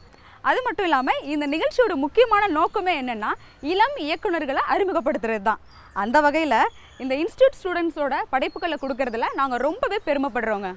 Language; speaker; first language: Tamil; native; Tamil